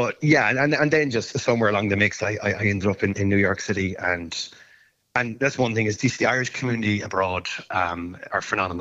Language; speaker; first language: English; native; English